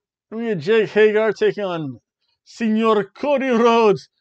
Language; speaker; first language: English; native; English